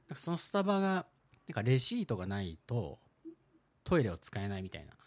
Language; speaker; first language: Japanese; early bilingual, heritage; Japanese